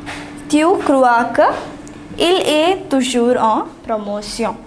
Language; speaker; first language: French; non-native, fluent; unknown